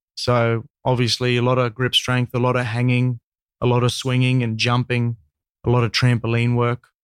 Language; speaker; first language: English; native; English